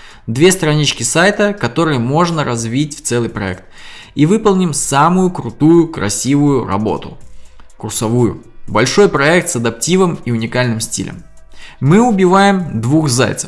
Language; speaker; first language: Russian; native; Russian